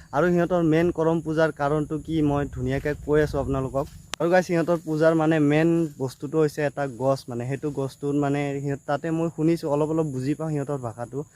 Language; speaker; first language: Assamese; non-native, local second language; Bodo